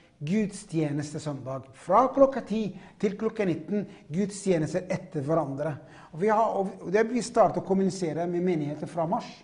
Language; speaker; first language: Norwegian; non-native, fluent; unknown